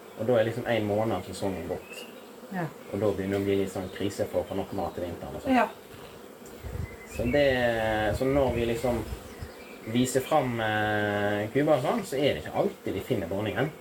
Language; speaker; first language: Norwegian; native; Norwegian